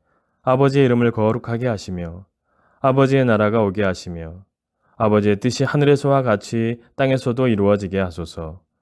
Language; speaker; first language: Korean; native; Korean